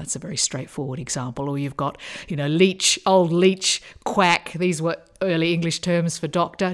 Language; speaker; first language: English; native; English